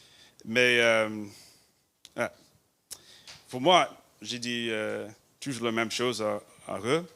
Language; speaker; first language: French; non-native, learner; English